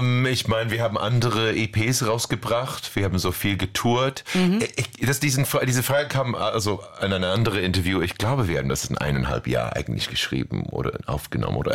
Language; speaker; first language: German; non-native, fluent; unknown